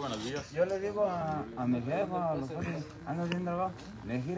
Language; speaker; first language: Spanish; native; Spanish